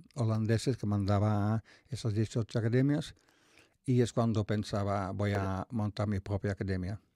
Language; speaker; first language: Spanish; non-native, fluent; Dutch